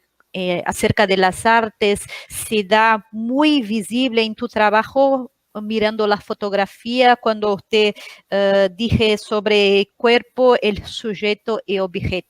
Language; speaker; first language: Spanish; non-native, learner; Portuguese